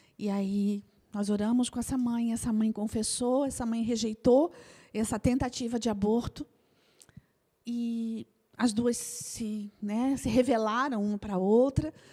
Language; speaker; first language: Portuguese; native; Portuguese